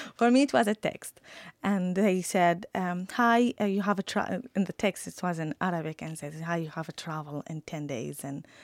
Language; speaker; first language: English; non-native, fluent; Arabic